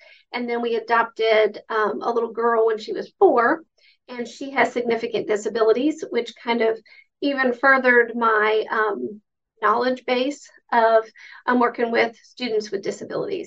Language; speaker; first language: English; native; English